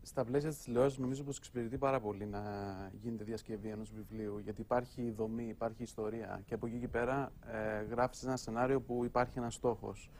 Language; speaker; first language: Greek; native; Greek